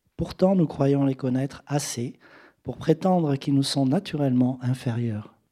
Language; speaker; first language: French; native; French